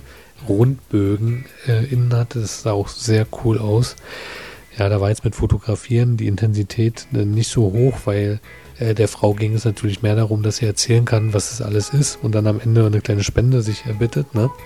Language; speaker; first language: German; native; German